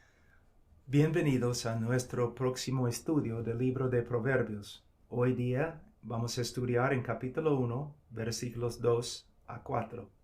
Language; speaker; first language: Spanish; non-native, fluent; English